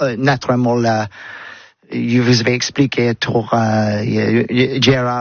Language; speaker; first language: French; non-native, learner; English